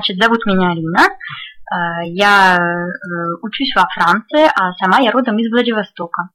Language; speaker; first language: Russian; native; Russian